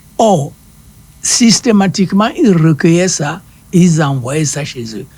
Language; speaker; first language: French; non-native, local second language; Duala